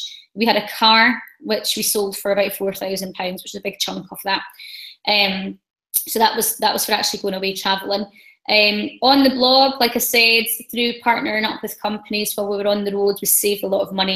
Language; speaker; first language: English; native; English